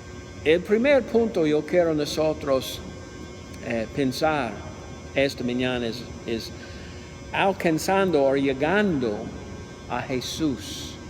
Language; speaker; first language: Spanish; non-native, learner; English